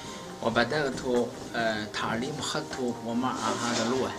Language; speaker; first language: Arabic; non-native, learner; Chinese